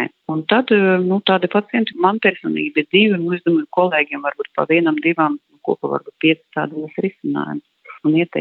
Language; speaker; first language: Latvian; non-native, local second language; Russian